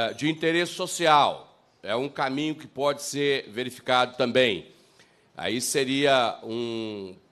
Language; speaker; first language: Portuguese; native; Portuguese